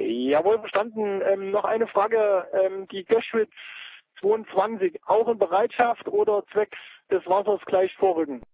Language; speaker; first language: German; native; German